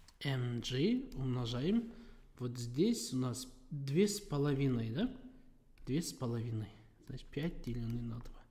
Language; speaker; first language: Russian; non-native, local second language; Kazakh